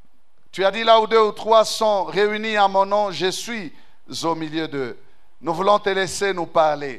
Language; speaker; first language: French; non-native, local second language; Swahili